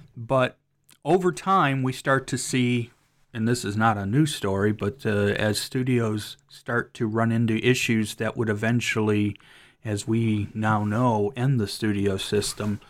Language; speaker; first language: English; native; English